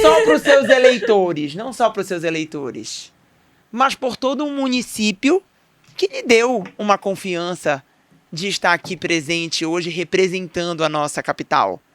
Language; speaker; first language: Portuguese; native; Portuguese